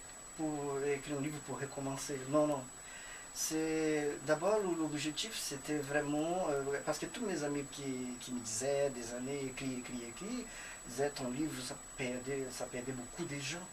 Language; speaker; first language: French; non-native, fluent; Portuguese